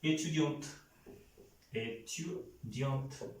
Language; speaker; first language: French; non-native, fluent; Hindi